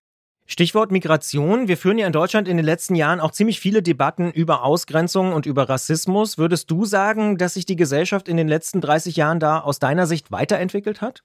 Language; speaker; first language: German; native; German